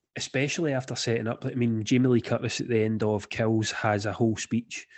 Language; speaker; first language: English; native; English